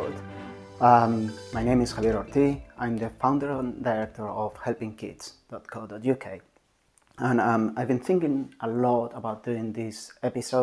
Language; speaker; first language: English; non-native, fluent; Spanish